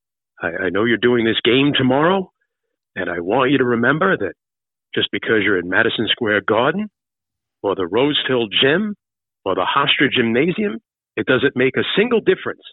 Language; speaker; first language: English; native; English